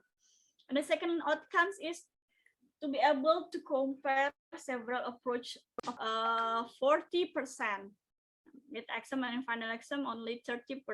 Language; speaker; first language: English; non-native, local second language; Indonesian